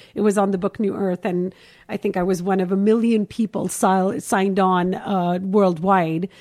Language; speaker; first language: English; early bilingual, heritage; Hindi